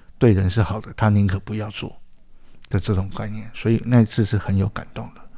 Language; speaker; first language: Chinese; native; Chinese